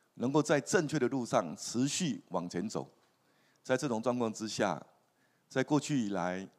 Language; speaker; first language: Chinese; native; Chinese